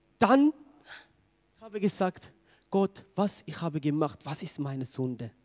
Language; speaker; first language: German; non-native, learner; Tigrinya